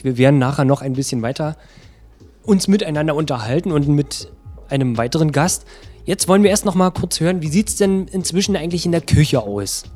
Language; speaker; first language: German; native; German